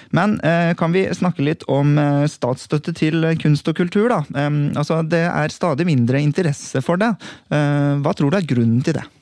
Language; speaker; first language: Norwegian; native; Norwegian